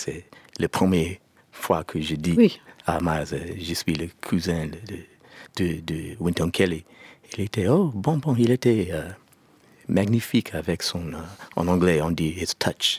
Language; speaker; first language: French; non-native, learner; English